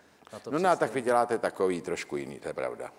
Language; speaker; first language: Czech; native; Czech